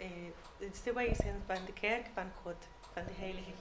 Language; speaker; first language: Dutch; non-native, learner; English